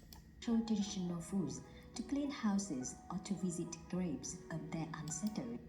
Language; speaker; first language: English; non-native, learner; Vietnamese